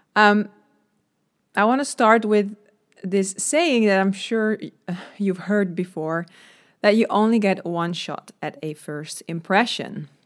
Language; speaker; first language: English; non-native, fluent; Dutch